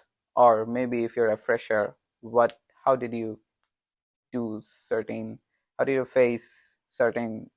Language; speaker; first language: English; non-native, local second language; Bangla